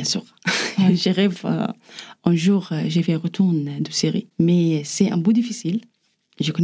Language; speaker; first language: French; non-native, learner; Arabic